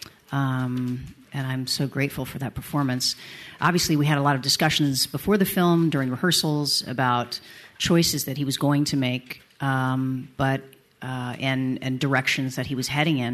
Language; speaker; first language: English; early bilingual, other home language; French